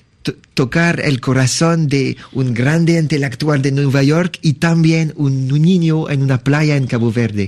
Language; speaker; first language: Spanish; non-native, learner; French